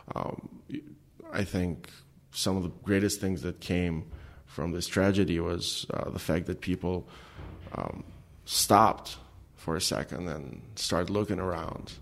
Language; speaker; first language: English; non-native, fluent; Albanian